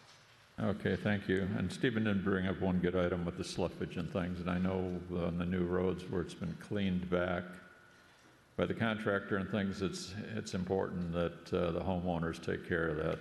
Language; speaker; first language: English; native; English